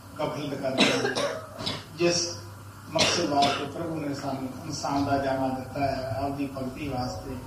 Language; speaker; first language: Hindi; non-native, local second language; Punjabi